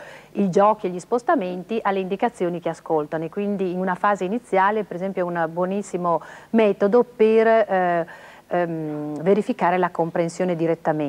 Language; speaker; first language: Italian; native; Italian